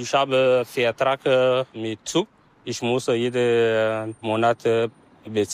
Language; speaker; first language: German; non-native, learner; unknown